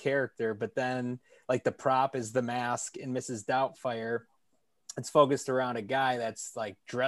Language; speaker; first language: English; native; English